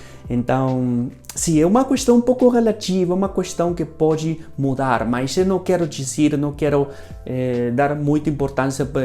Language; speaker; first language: Portuguese; non-native, fluent; Spanish